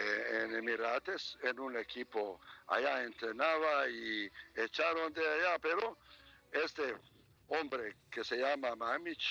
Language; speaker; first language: Spanish; non-native, learner; Serbian